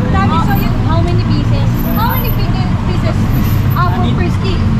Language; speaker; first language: English; non-native, local second language; Filipino